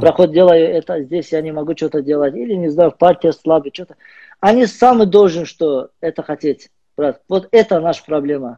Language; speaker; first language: Russian; non-native, learner; Azerbaijani